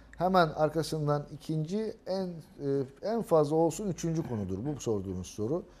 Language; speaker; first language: Turkish; native; Turkish